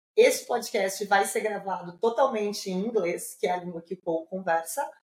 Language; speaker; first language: Portuguese; native; Portuguese